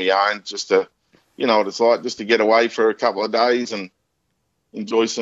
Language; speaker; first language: English; native; English